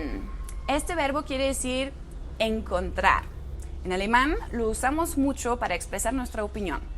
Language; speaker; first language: Spanish; non-native, fluent; German